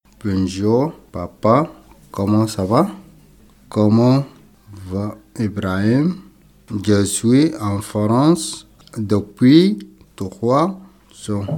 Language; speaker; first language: French; non-native, learner; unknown